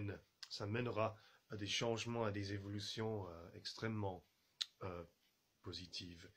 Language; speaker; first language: French; non-native, fluent; English